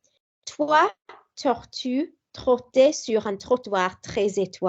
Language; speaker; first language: French; non-native, fluent; English